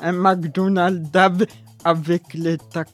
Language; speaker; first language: French; early bilingual, other home language; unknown